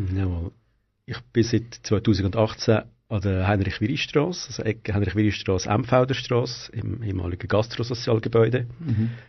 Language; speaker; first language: German; native; German